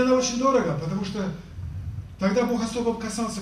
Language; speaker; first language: Russian; native; Russian